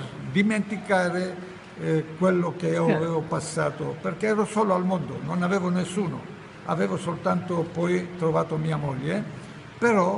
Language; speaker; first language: Italian; non-native, fluent; Ladino